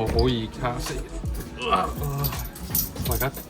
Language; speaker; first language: Chinese; native; Chinese